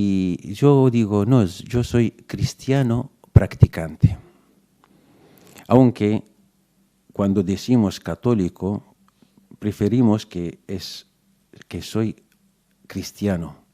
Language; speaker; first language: Spanish; non-native, fluent; Arabic